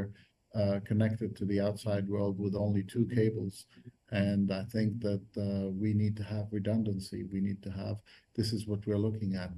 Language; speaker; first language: English; non-native, fluent; Arabic